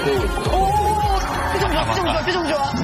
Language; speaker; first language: Korean; native; Korean